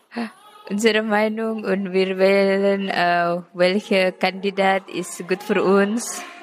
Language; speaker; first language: German; non-native, fluent; Indonesian